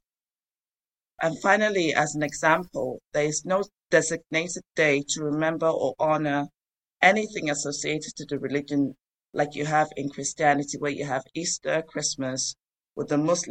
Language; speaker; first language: English; non-native, local second language; Yoruba